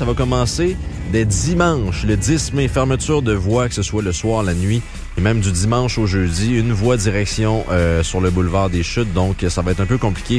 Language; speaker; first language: French; native; French